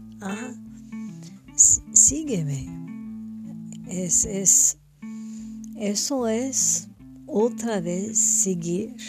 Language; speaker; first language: Spanish; non-native, fluent; French